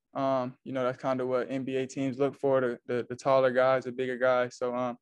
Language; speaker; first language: English; native; English